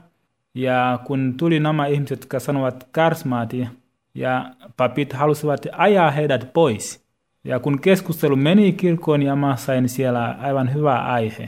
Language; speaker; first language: Finnish; non-native, fluent; Swahili